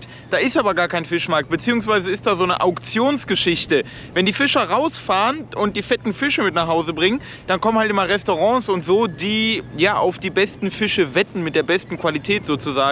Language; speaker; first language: German; native; German